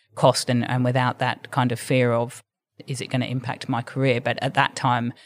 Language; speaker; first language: English; native; English